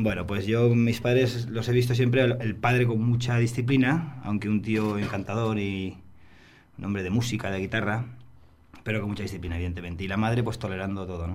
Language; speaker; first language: Spanish; native; Spanish